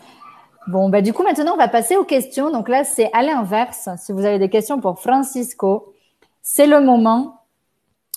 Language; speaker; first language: French; native; French